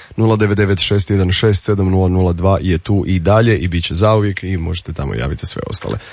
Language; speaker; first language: Serbian; native; Serbian